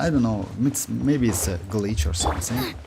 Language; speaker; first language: English; non-native, fluent; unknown